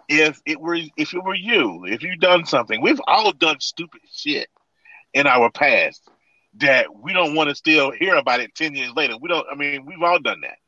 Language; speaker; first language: English; native; English